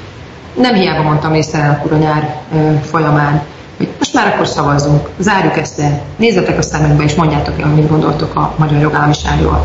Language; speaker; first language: Hungarian; native; Hungarian